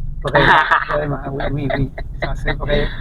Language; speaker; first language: French; non-native, fluent; Spanish